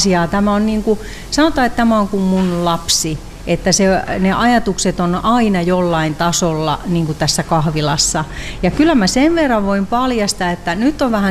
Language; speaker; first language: Finnish; native; Finnish